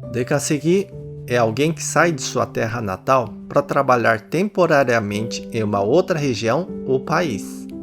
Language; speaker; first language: Portuguese; early bilingual, other home language; Japanese